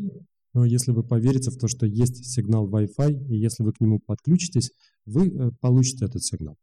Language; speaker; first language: Russian; native; Russian